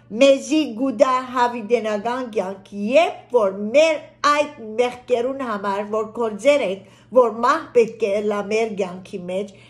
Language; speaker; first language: Armenian; early bilingual, heritage; Armenian